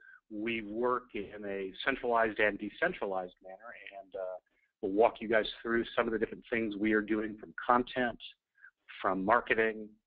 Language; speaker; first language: English; native; English